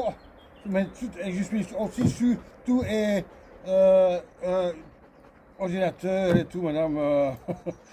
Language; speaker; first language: French; non-native, learner; Dutch